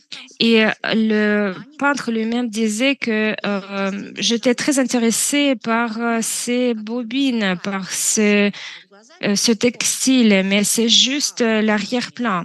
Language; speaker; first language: French; non-native, fluent; Russian